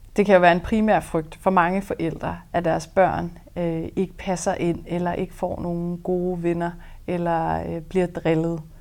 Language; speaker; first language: Danish; native; Danish